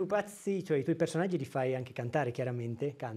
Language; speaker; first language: Italian; native; Italian